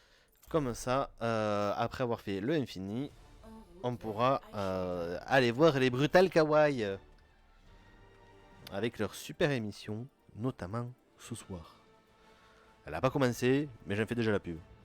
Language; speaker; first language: French; native; French